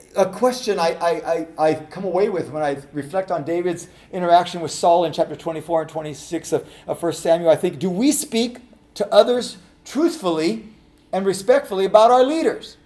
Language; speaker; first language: English; native; English